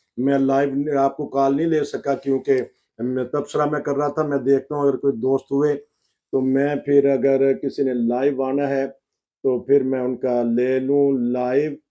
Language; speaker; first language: Urdu; non-native, local second language; Punjabi